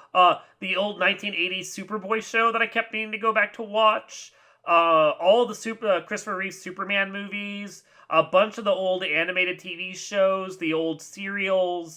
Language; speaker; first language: English; native; English